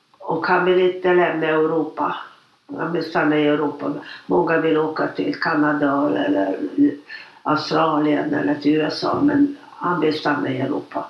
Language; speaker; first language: Swedish; non-native, fluent; Hungarian